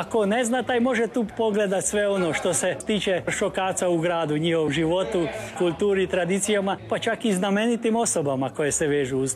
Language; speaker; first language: Serbian; early bilingual, heritage; Croatian